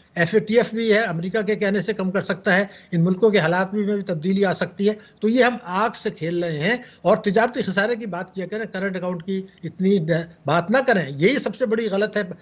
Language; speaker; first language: Urdu; native; Urdu